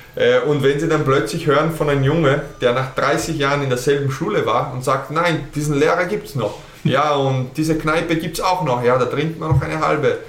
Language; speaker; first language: German; early bilingual, heritage; German